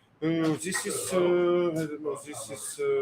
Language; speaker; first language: English; non-native, learner; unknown